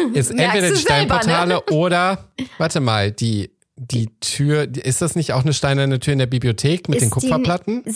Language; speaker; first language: German; native; German